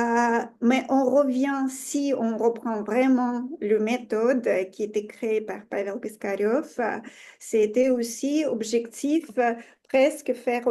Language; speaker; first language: French; non-native, fluent; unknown